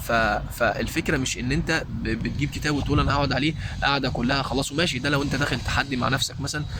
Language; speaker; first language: Arabic; native; Arabic